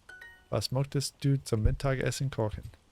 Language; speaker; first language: German; non-native, learner; English